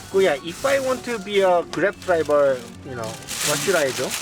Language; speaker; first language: English; non-native, learner; Korean